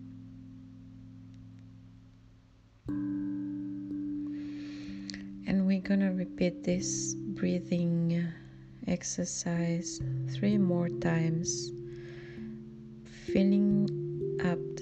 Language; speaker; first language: English; non-native, fluent; Spanish